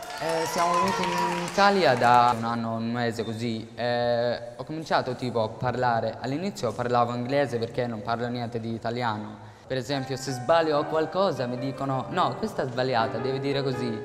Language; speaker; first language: Italian; non-native, learner; Arabic